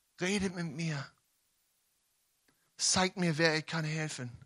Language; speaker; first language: German; non-native, learner; English